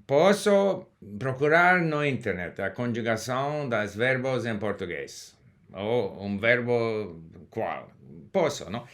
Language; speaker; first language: Portuguese; non-native, learner; English